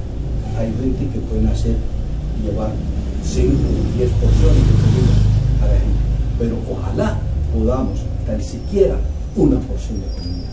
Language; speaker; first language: Spanish; non-native, fluent; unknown